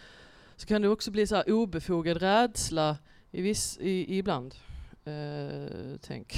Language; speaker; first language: Swedish; native; Swedish